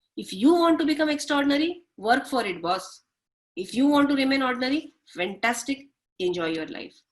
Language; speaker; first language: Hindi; native; Hindi